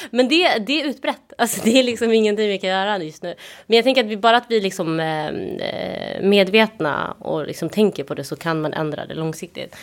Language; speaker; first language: Swedish; early bilingual, other home language; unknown